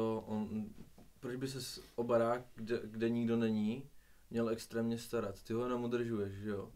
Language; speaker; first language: Czech; native; Czech